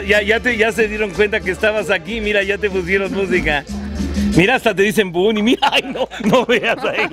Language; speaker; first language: Spanish; native; Spanish